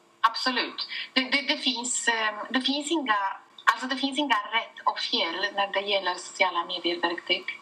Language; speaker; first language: Swedish; non-native, fluent; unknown